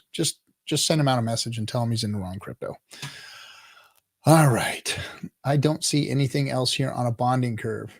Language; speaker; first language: English; native; English